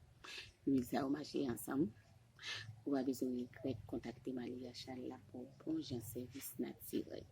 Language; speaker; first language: French; non-native, local second language; Haitian Creole